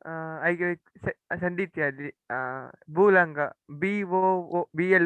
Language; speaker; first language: English; non-native, learner; Tamil